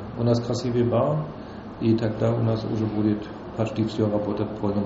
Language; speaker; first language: Russian; non-native, fluent; German